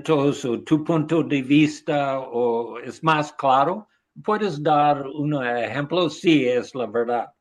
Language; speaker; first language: Spanish; non-native, learner; English